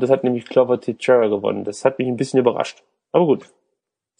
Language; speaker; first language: German; native; German